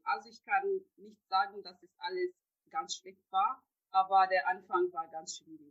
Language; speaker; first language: German; non-native, fluent; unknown